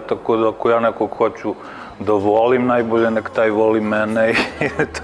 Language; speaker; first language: Serbian; native; Serbian